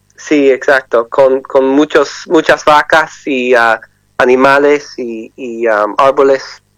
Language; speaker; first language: Spanish; non-native, learner; English